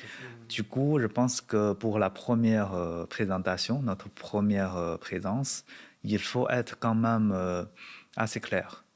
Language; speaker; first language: French; non-native, learner; Chinese